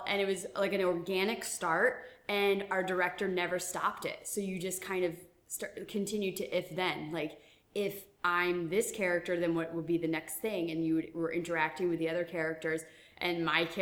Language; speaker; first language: English; native; English